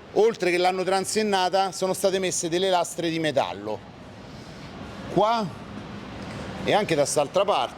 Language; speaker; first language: Italian; native; Italian